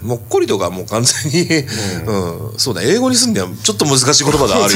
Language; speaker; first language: Japanese; native; Japanese